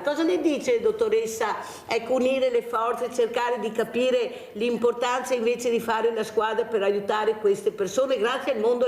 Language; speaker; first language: Italian; native; Italian